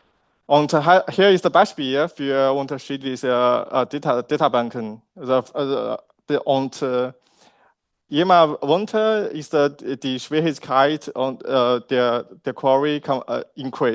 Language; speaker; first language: German; non-native, learner; Chinese